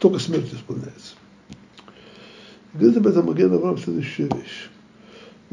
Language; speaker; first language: Russian; native; Russian